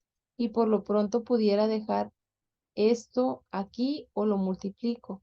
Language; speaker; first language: Spanish; native; Spanish